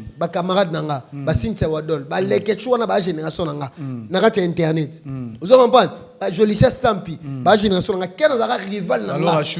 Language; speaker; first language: Lingala; native; Lingala